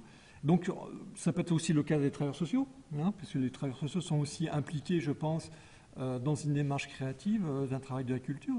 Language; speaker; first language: French; native; French